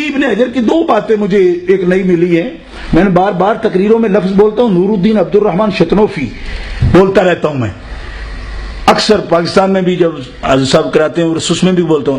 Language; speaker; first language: Urdu; non-native, local second language; Punjabi